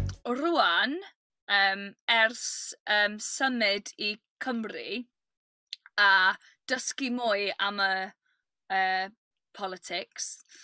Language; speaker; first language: Welsh; non-native, learner; English